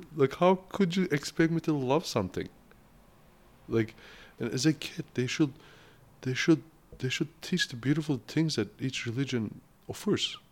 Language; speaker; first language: English; non-native, fluent; Turkish